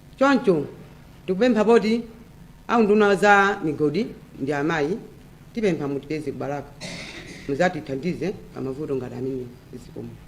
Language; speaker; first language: Nyanja; native; Nyanja